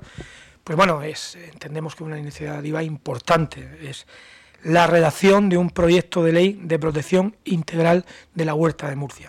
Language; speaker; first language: Spanish; native; Spanish